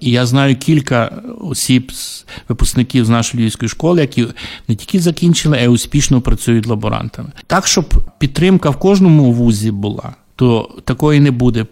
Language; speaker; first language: Ukrainian; native; Ukrainian